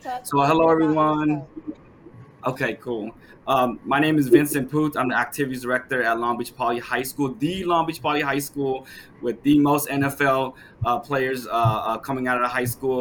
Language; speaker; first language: English; native; English